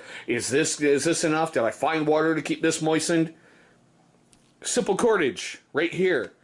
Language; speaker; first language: English; native; English